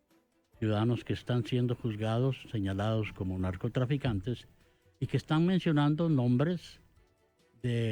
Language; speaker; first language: Spanish; native; Spanish